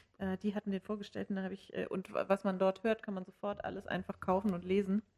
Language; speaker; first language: German; native; German